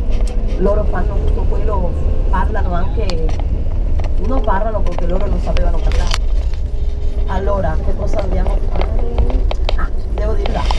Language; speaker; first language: Italian; non-native, fluent; Spanish